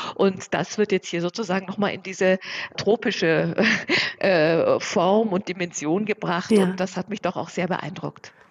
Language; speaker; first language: German; native; German